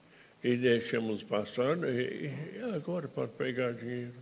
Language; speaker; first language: Portuguese; non-native, fluent; English